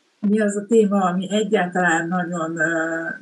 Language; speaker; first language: Hungarian; native; Hungarian